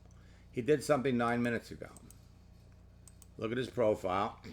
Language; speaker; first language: English; native; English